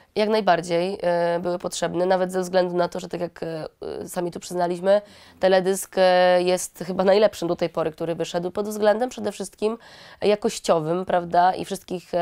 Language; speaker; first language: Polish; native; Polish